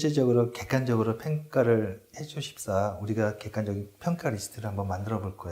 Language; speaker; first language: Korean; native; Korean